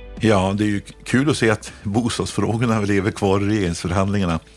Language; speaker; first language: Swedish; native; Swedish